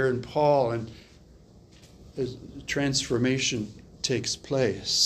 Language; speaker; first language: English; native; English